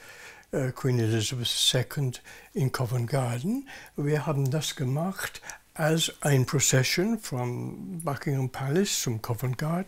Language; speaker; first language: German; non-native, learner; English